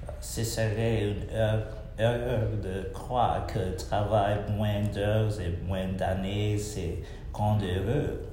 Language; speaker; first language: French; non-native, learner; English